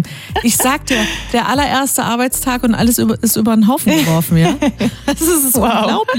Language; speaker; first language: German; native; German